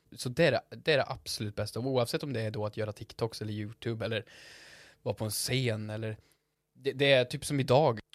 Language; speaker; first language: Swedish; native; Swedish